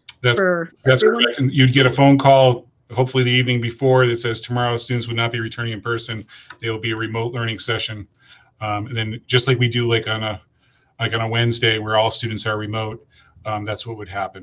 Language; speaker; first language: English; native; English